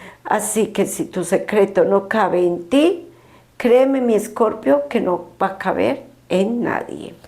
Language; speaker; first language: Spanish; native; Spanish